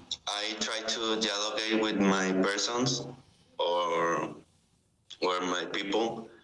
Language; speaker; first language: English; non-native, learner; Spanish